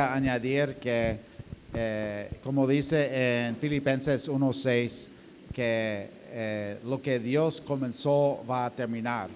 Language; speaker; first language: Spanish; non-native, fluent; English